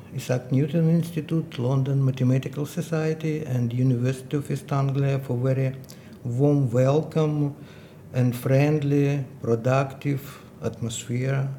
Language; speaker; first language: English; non-native, fluent; Ukrainian